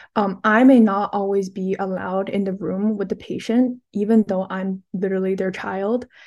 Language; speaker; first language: English; early bilingual, other home language; Chinese